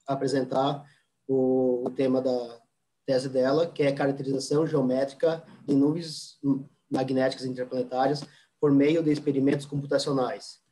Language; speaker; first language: Portuguese; native; Portuguese